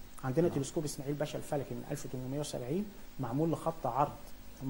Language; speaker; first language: Arabic; native; Arabic